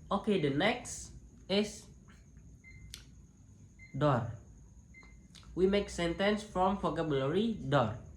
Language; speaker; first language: English; non-native, local second language; Indonesian